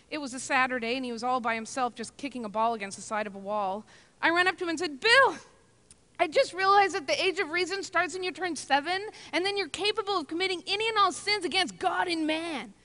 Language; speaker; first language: English; native; English